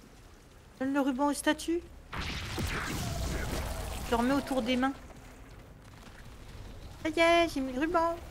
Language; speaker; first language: French; native; French